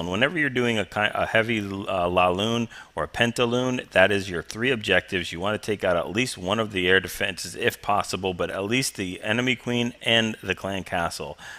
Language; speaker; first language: English; native; English